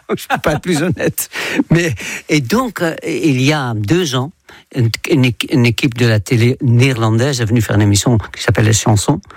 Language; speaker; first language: French; non-native, fluent; Dutch